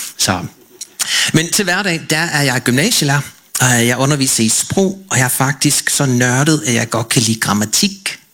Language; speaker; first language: Danish; non-native, fluent; English